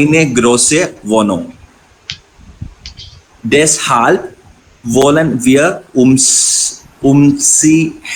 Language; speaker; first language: German; non-native, learner; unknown